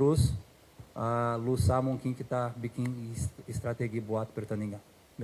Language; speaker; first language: Indonesian; non-native, fluent; Portuguese